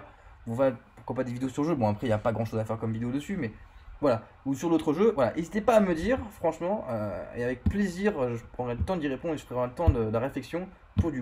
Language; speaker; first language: French; native; French